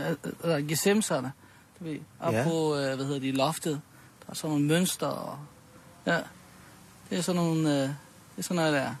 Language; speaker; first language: Danish; early bilingual, other home language; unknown